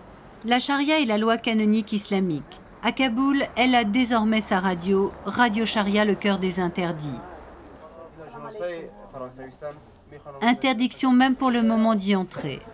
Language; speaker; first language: French; native; French